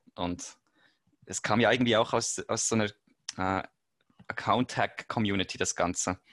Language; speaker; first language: German; native; German